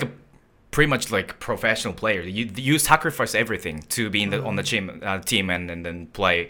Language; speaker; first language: English; non-native, fluent; Japanese